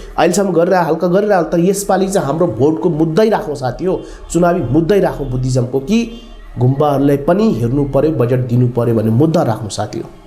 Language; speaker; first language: Nepali; non-native, local second language; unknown